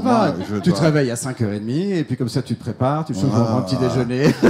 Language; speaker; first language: French; native; French